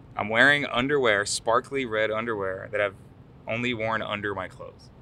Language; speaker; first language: English; early bilingual, other home language; Arabic